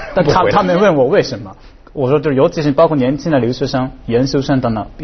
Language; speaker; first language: Chinese; non-native, fluent; Japanese